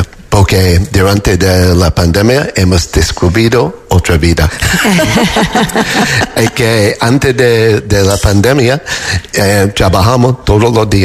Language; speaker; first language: Spanish; non-native, learner; English